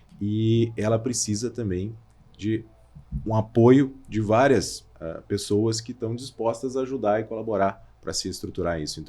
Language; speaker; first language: Portuguese; native; Portuguese